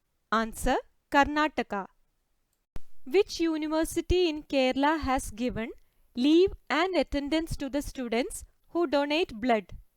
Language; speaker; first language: English; non-native, local second language; Malayalam